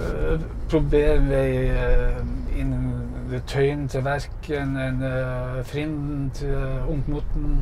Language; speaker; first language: Dutch; non-native, fluent; Norwegian